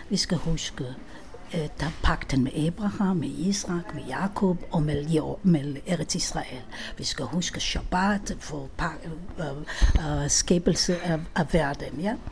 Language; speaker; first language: Danish; non-native, fluent; Hebrew